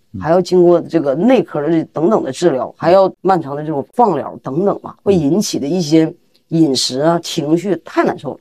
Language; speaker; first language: Chinese; native; Chinese